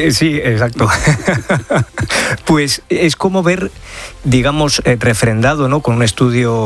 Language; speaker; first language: Spanish; native; Spanish